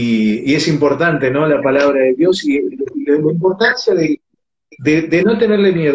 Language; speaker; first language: Spanish; native; Spanish